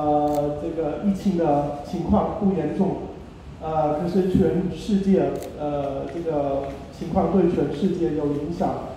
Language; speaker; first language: Chinese; non-native, fluent; German